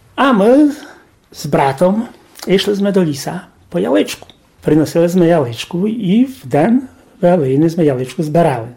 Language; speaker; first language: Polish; non-native, local second language; Rusyn